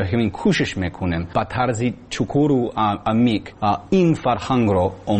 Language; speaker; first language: Persian; non-native, learner; English